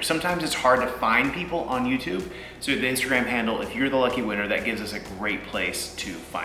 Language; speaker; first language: English; native; English